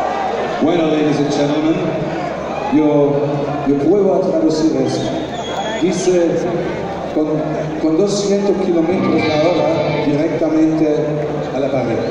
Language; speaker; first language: Spanish; non-native, fluent; German